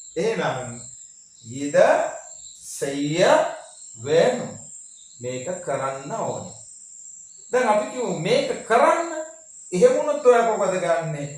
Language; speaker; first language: Sinhala; non-native, local second language; Tamil